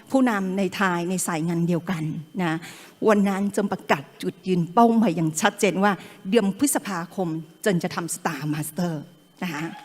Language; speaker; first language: Thai; non-native, local second language; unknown